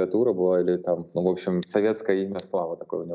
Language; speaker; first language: Russian; native; Russian